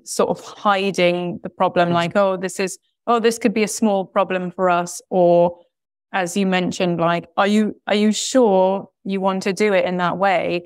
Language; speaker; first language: English; native; English